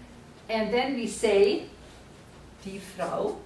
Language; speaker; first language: German; non-native, fluent; English